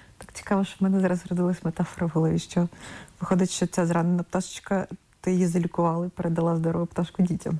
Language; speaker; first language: Ukrainian; non-native, local second language; Russian